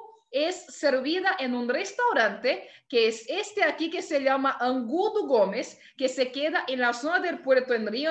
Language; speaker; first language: Spanish; non-native, fluent; Portuguese